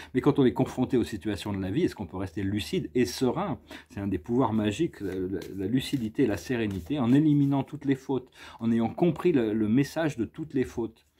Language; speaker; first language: French; native; French